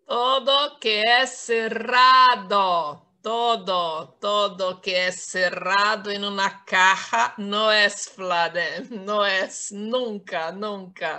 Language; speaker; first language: Spanish; non-native, fluent; Portuguese